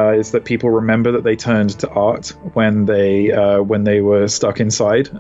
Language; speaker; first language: English; native; English